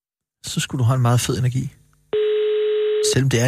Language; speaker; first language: Danish; native; Danish